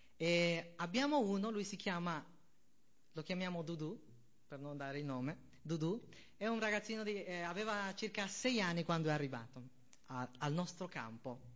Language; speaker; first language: Italian; non-native, fluent; Spanish